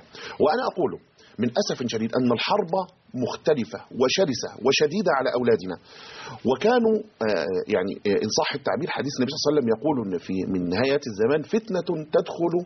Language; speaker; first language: Arabic; native; Arabic